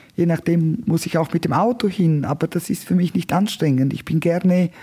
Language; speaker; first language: German; non-native, local second language; Romansh